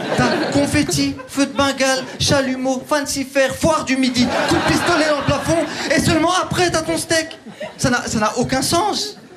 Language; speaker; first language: French; early bilingual, other home language; Turkish